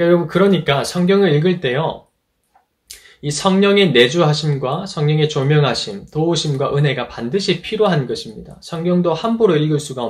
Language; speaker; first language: Korean; native; Korean